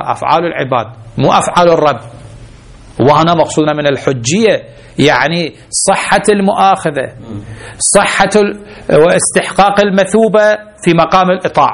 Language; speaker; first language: Arabic; native; Arabic